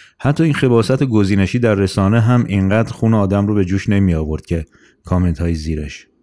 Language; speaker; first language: Persian; native; Persian